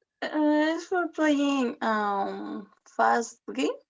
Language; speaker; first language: English; non-native, learner; Spanish